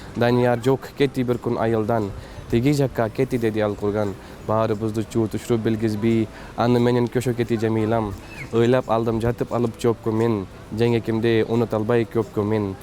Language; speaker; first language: Kyrgyz; non-native, learner; Kashmiri